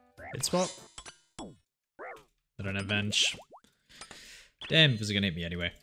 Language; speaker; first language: English; native; English